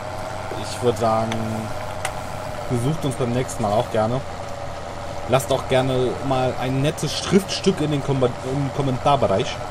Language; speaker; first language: German; native; German